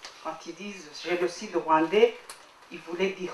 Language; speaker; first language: French; non-native, local second language; Kinyarwanda